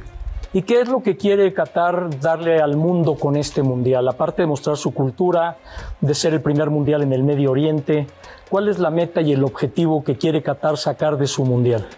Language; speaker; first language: Spanish; native; Spanish